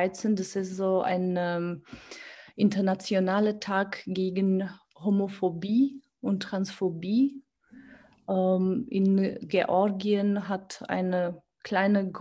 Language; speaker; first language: German; non-native, fluent; Georgian